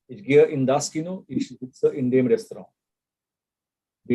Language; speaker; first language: German; non-native, fluent; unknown